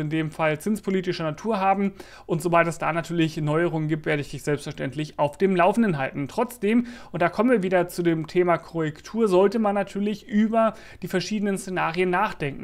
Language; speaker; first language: German; native; German